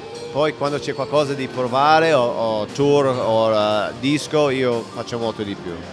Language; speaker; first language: Italian; non-native, learner; English